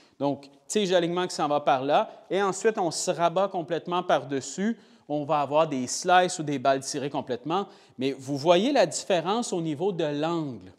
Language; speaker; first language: French; native; French